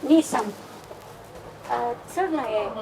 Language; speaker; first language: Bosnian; non-native, learner; Arabic